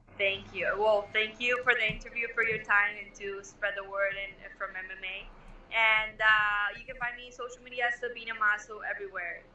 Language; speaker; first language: English; non-native, fluent; Spanish